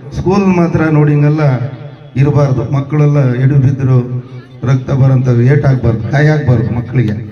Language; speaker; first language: Kannada; non-native, local second language; Telugu